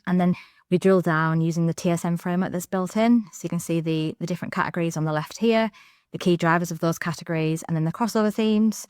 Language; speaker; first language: English; native; English